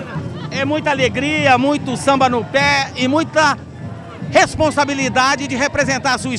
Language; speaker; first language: Portuguese; native; Portuguese